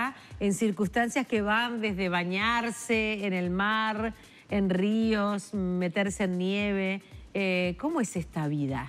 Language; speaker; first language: Spanish; native; Spanish